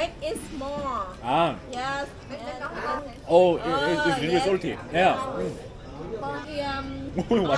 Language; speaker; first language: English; non-native, learner; Korean